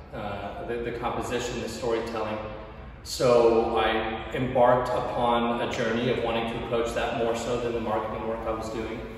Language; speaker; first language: English; native; English